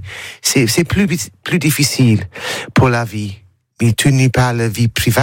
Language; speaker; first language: French; non-native, learner; English